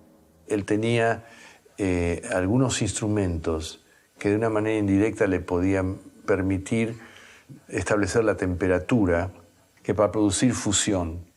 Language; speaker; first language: Spanish; native; Spanish